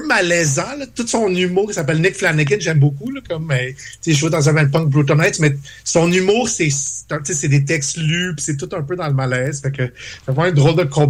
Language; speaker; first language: French; native; French